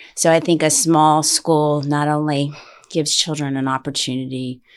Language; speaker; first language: English; native; English